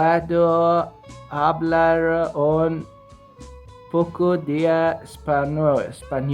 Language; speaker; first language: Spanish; non-native, learner; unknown